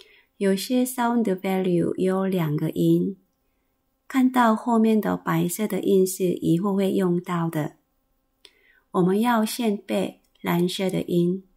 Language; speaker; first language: Chinese; non-native, fluent; Korean